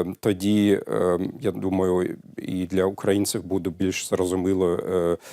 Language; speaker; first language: Ukrainian; non-native, fluent; German